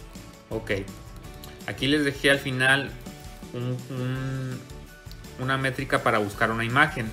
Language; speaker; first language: Spanish; native; Spanish